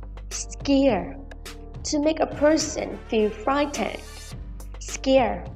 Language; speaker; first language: English; non-native, fluent; Vietnamese